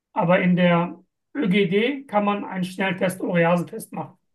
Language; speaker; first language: German; non-native, fluent; Turkish